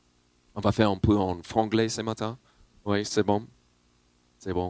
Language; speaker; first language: French; non-native, learner; English